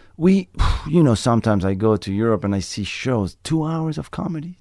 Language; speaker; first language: English; non-native, fluent; Arabic